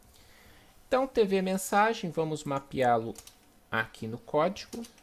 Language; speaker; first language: Portuguese; native; Portuguese